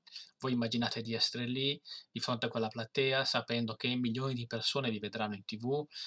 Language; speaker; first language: Italian; native; Italian